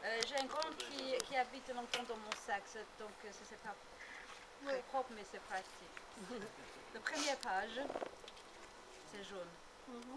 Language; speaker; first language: French; non-native, learner; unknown